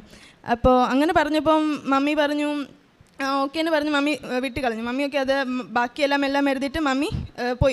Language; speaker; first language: Malayalam; early bilingual, heritage; Malayalam